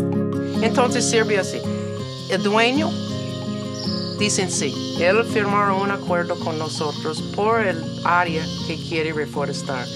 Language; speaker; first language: Spanish; non-native, learner; English